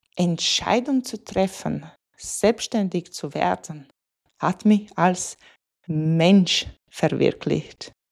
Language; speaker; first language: German; non-native, fluent; Latvian